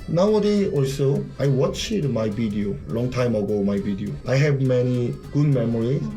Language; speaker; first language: English; non-native, learner; Korean